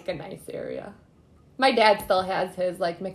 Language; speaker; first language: English; early bilingual, other home language; Arabic